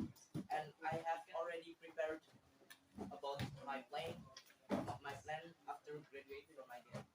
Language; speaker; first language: English; non-native, learner; Indonesian